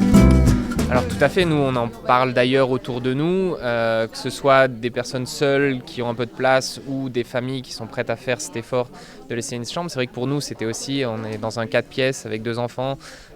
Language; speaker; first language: French; native; French